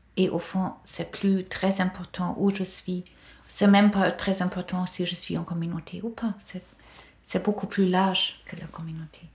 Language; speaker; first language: French; non-native, fluent; German